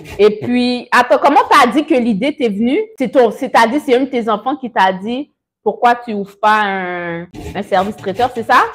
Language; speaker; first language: French; early bilingual, other home language; Haitian Creole